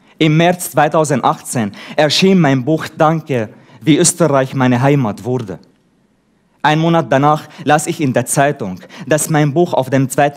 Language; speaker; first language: German; non-native, fluent; Arabic